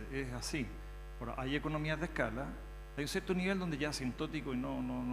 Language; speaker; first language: Spanish; native; Spanish